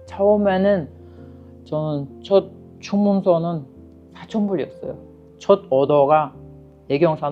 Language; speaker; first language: Korean; non-native, fluent; Kyrgyz